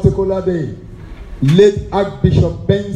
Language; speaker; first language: English; non-native, local second language; Hausa